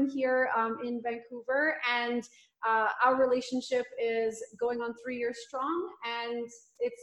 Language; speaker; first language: English; native; English